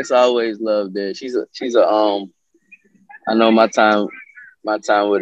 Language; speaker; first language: English; native; English